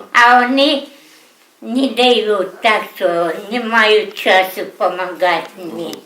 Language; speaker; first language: Russian; native; Russian